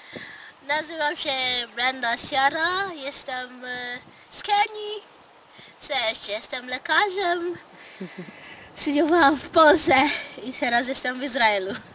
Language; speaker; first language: Polish; non-native, fluent; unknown